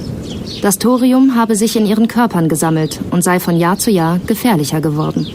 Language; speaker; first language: German; native; German